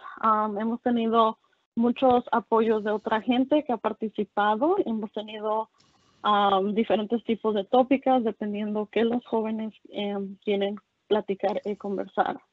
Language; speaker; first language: Spanish; early bilingual, heritage; Spanish